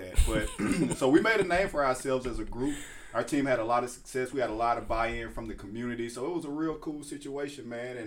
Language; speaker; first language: English; native; English